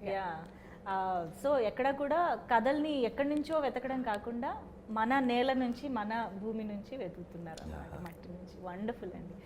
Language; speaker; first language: Telugu; native; Telugu